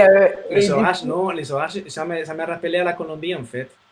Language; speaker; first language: French; non-native, fluent; Spanish